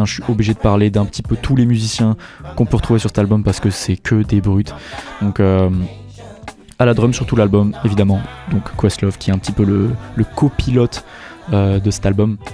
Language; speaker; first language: French; native; French